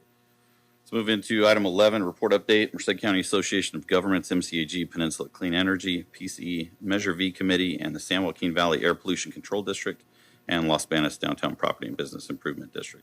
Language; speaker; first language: English; native; English